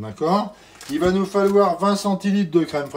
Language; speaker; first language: French; native; French